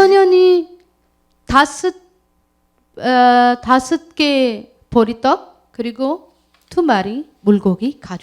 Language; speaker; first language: Korean; non-native, learner; Urdu